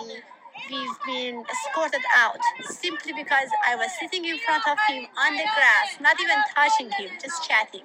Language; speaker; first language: English; non-native, fluent; Persian